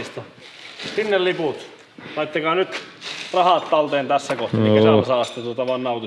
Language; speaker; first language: Finnish; native; Finnish